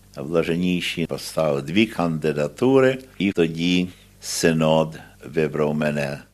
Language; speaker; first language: Ukrainian; early bilingual, heritage; Ukrainian